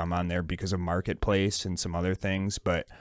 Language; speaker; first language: English; native; English